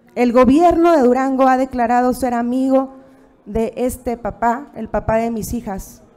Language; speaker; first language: Spanish; native; Spanish